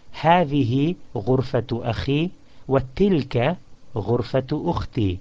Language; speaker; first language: Arabic; non-native, fluent; English